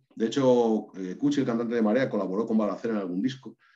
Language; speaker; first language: Spanish; native; Spanish